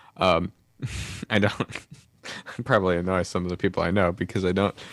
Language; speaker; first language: English; native; English